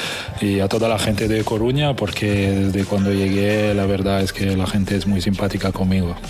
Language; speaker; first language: Spanish; non-native, fluent; French